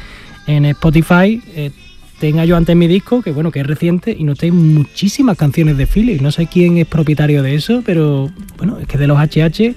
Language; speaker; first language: Spanish; native; Spanish